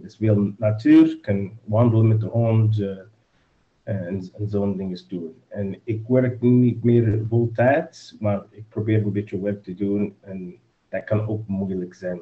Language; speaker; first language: Dutch; non-native, learner; English